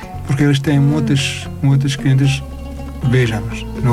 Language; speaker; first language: Portuguese; non-native, learner; Arabic